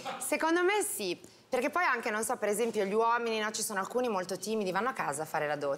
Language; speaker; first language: Italian; native; Italian